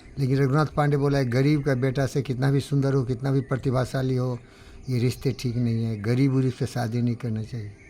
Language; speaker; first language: Hindi; non-native, local second language; Bangla